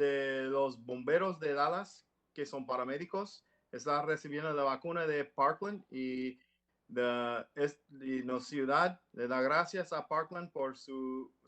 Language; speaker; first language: Spanish; non-native, learner; English